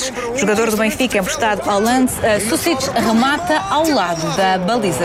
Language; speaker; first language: Portuguese; native; Portuguese